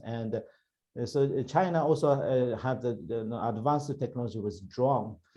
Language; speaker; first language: English; non-native, learner; Chinese